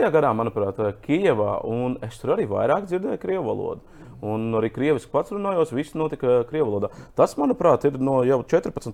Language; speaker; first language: Latvian; native; Latvian